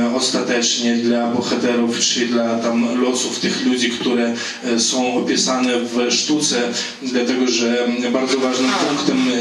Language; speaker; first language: Polish; non-native, fluent; Belarusian